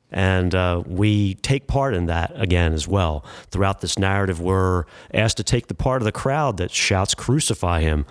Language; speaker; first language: English; native; English